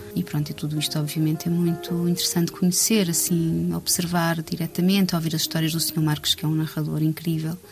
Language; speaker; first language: Portuguese; native; Portuguese